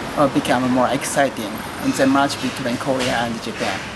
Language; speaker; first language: English; non-native, learner; Japanese